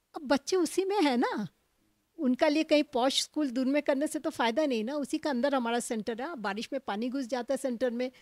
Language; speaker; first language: Hindi; non-native, local second language; Bangla